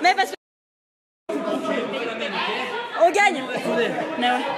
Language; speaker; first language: French; native; French